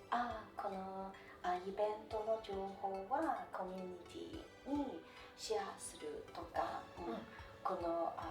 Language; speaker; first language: Japanese; non-native, fluent; Chinese